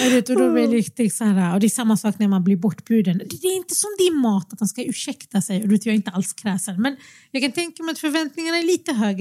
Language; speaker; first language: Swedish; early bilingual, other home language; Arabic